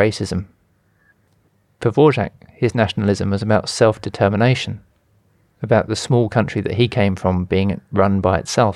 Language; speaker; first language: English; native; English